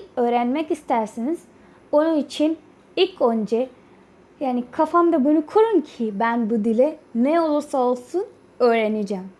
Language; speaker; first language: Turkish; non-native, fluent; Urdu